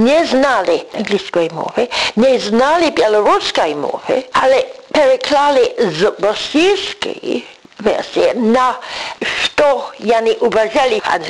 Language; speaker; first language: Ukrainian; early bilingual, heritage; English